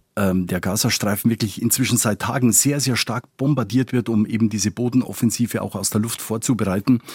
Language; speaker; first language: German; non-native, fluent; Spanish